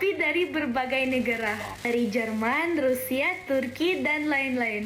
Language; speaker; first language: Indonesian; non-native, fluent; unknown